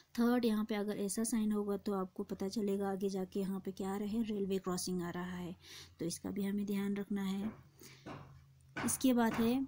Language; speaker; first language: Hindi; non-native, local second language; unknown